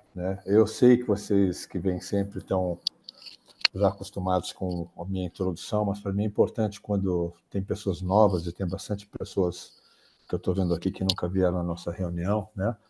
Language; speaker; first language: Portuguese; native; Portuguese